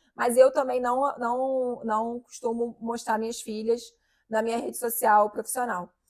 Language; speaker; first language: Portuguese; native; Portuguese